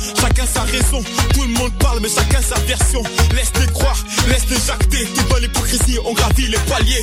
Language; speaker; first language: French; native; French